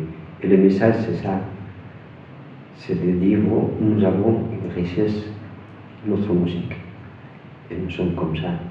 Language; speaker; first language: French; non-native, fluent; Spanish